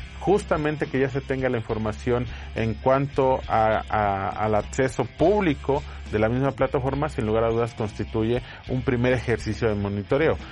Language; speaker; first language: Spanish; native; Spanish